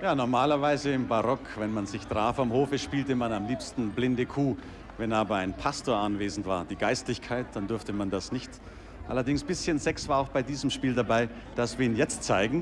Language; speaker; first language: German; native; German